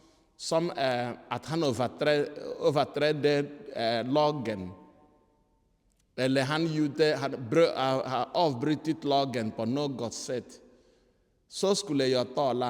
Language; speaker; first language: Swedish; non-native, fluent; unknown